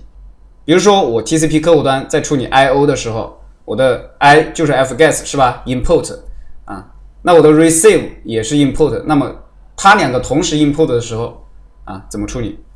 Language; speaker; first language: Chinese; native; Chinese